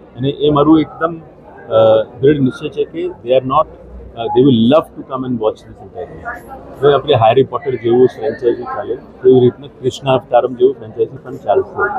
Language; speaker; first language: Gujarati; non-native, learner; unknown